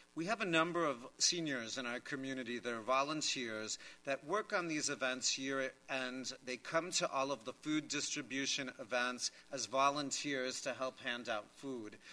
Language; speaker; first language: English; native; English